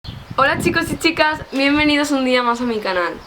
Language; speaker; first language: Spanish; native; Spanish